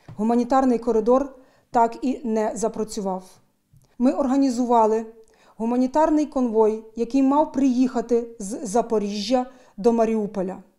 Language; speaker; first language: Ukrainian; native; Ukrainian